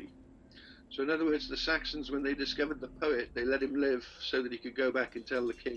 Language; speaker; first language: English; native; English